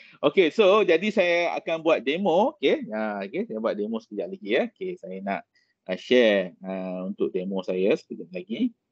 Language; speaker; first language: Malay; native; Malay